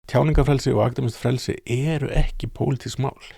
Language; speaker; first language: Icelandic; native; Icelandic